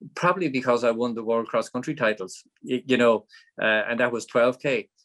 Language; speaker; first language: English; native; English